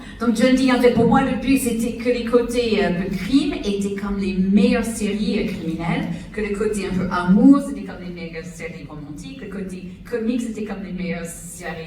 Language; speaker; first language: French; native; French